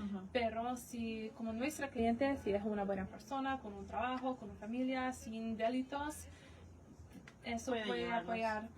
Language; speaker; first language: Spanish; non-native, fluent; English